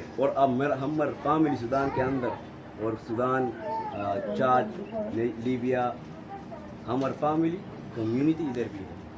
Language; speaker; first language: Hindi; non-native, learner; Arabic